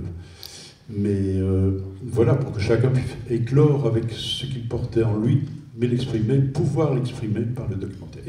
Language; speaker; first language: French; native; French